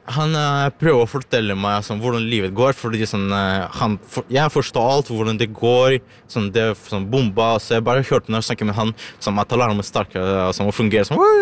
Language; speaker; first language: Norwegian; non-native, learner; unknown